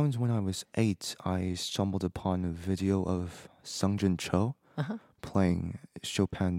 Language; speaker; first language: English; non-native, fluent; Korean